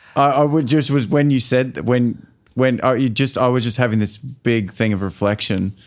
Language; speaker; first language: English; native; English